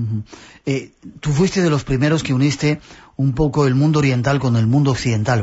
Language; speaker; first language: Spanish; native; Spanish